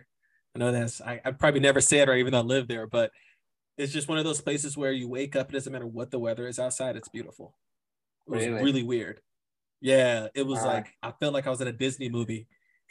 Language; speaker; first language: English; native; English